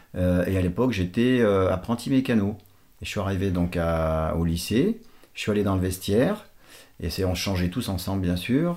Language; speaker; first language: French; non-native, fluent; Portuguese